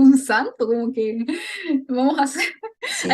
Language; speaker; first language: Spanish; native; Spanish